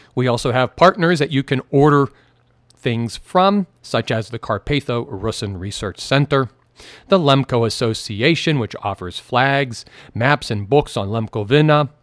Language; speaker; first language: English; native; English